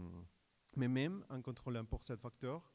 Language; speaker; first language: French; non-native, fluent; Spanish